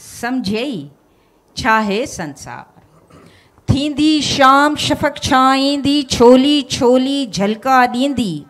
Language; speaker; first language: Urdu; non-native, local second language; Sindhi